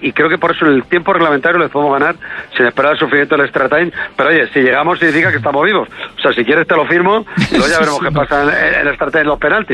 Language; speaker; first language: Spanish; native; Spanish